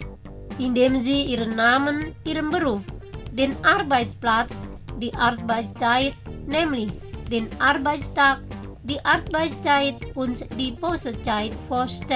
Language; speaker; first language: German; non-native, fluent; Indonesian